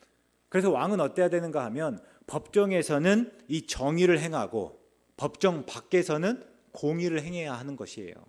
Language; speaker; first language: Korean; native; Korean